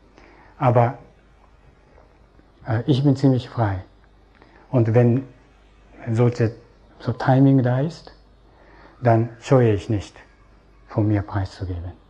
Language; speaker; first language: German; non-native, fluent; Japanese